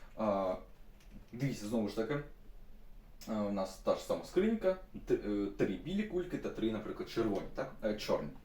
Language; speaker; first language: Ukrainian; non-native, local second language; Russian